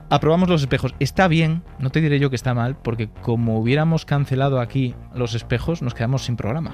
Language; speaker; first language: Spanish; native; Spanish